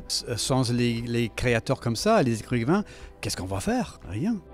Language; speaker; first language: French; non-native, fluent; English